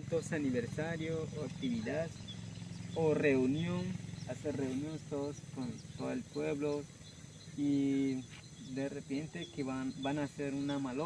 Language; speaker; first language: Spanish; non-native, local second language; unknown